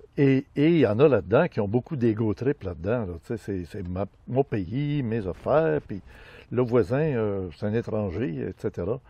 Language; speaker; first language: French; native; French